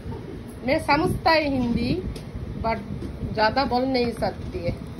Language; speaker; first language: Hindi; non-native, learner; Bangla